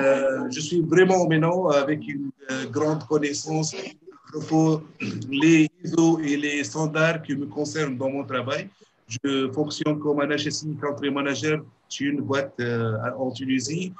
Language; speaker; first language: French; non-native, local second language; Arabic